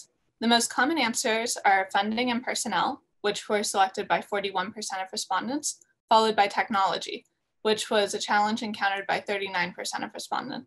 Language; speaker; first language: English; native; English